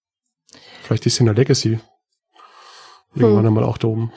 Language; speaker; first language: German; native; German